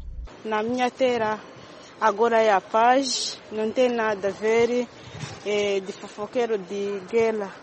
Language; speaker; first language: Portuguese; non-native, learner; Kinyarwanda